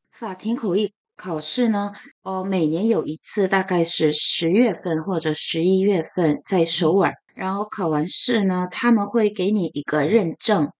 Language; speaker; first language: Chinese; non-native, fluent; Korean